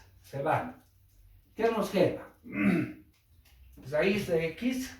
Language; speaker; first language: Spanish; native; Spanish